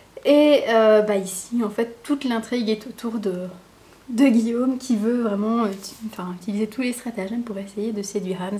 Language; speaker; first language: French; native; French